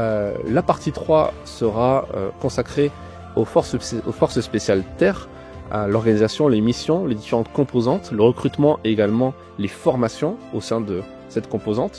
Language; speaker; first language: French; native; French